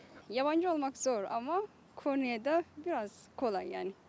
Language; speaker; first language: Turkish; non-native, learner; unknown